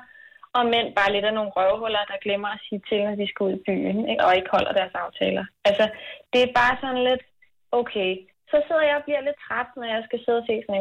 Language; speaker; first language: Danish; native; Danish